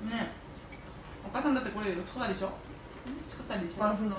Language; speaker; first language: Japanese; non-native, fluent; Filipino